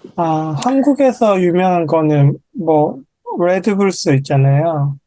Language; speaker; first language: Korean; native; Korean